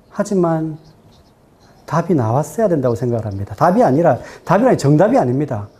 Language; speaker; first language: Korean; native; Korean